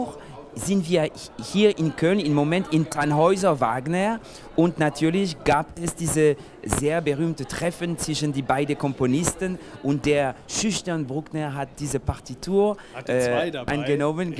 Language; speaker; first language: German; non-native, fluent; French